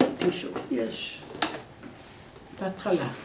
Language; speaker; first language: Hebrew; non-native, fluent; Polish